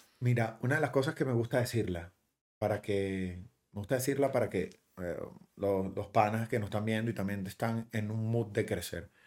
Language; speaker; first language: Spanish; native; Spanish